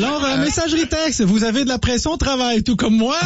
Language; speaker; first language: French; native; French